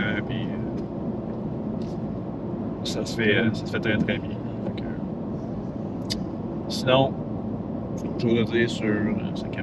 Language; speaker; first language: French; native; French